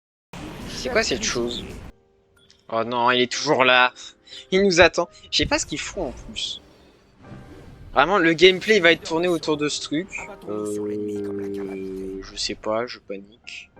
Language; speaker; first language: French; native; French